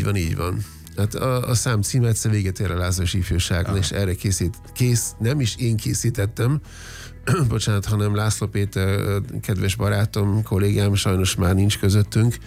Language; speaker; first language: Hungarian; non-native, fluent; German